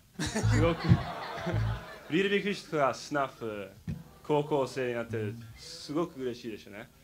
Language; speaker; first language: Japanese; non-native, learner; English